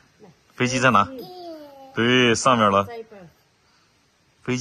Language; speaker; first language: Chinese; native; Chinese